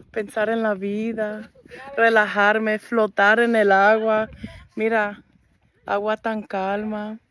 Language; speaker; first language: Spanish; non-native, fluent; English